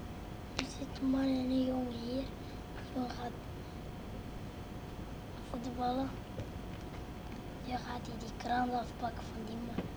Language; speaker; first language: Dutch; early bilingual, other home language; Arabic